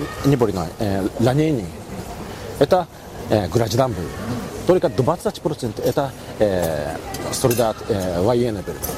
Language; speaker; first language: Russian; non-native, learner; Japanese